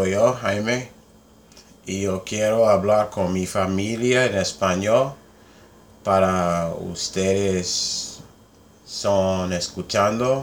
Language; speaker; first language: Spanish; non-native, learner; English